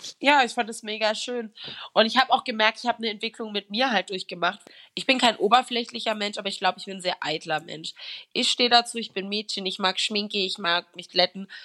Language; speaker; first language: German; native; German